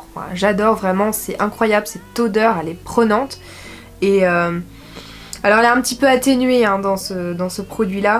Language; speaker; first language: French; native; French